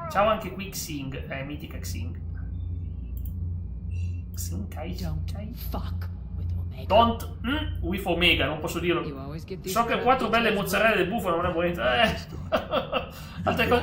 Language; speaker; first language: Italian; native; Italian